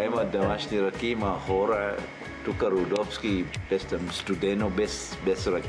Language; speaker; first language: Bulgarian; non-native, learner; Swahili